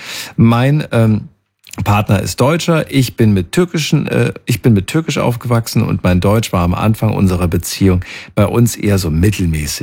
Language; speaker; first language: German; native; German